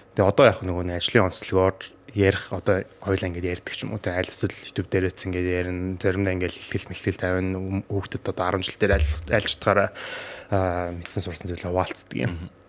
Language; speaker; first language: Mongolian; native; Mongolian